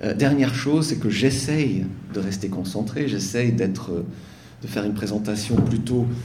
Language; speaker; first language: French; non-native, fluent; English